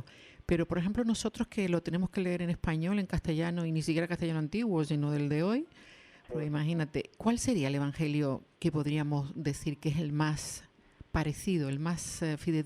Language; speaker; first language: Spanish; native; Spanish